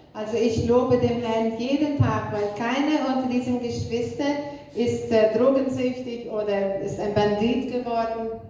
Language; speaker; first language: German; non-native, fluent; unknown